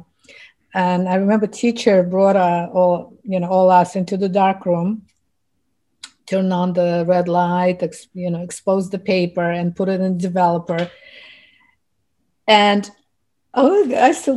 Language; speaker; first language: English; non-native, fluent; Russian